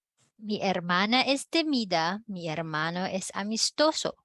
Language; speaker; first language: Spanish; non-native, fluent; Filipino